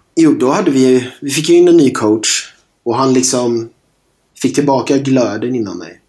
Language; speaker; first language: Swedish; native; Swedish